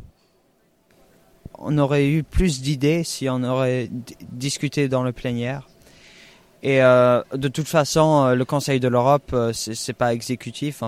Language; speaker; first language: French; non-native, fluent; German